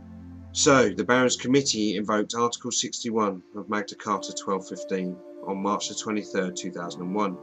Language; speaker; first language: English; native; English